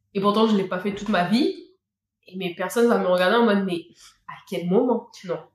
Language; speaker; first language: French; native; French